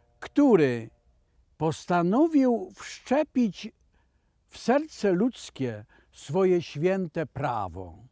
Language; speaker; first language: Polish; native; Polish